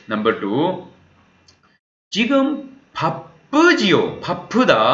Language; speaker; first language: Korean; non-native, fluent; Urdu